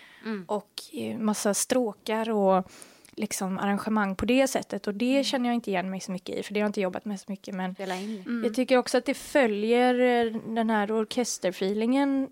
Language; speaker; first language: Swedish; native; Swedish